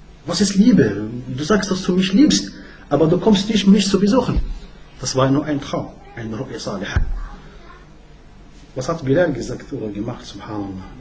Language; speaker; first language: German; non-native, learner; Arabic